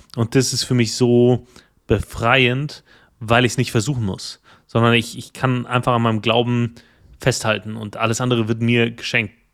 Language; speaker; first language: German; native; German